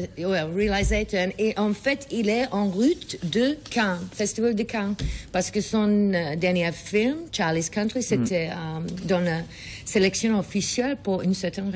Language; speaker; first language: French; non-native, learner; English